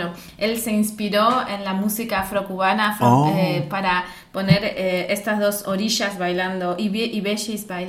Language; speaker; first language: Spanish; native; Spanish